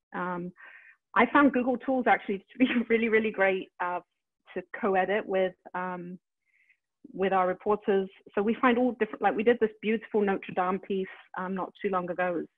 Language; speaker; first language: English; native; English